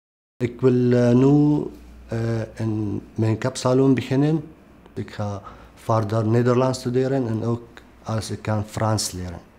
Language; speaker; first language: Dutch; non-native, learner; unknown